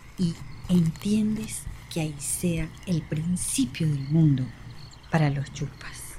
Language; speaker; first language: Spanish; native; Spanish